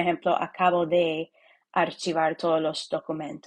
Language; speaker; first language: Spanish; non-native, fluent; English